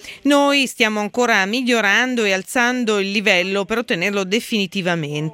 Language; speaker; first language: Italian; native; Italian